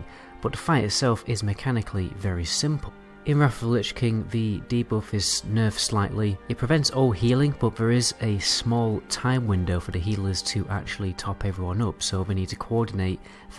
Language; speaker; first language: English; native; English